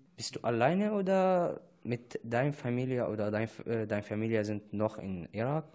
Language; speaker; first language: German; non-native, fluent; Arabic